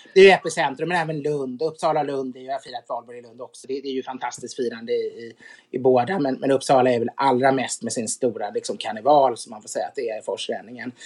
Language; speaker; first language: Swedish; native; Swedish